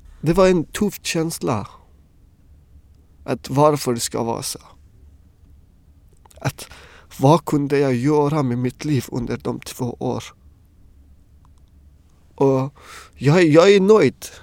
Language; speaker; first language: Swedish; non-native, fluent; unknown